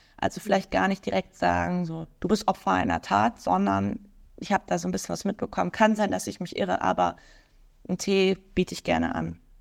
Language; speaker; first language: German; native; German